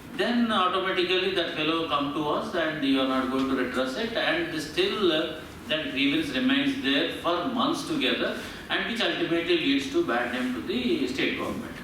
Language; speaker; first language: English; non-native, local second language; Telugu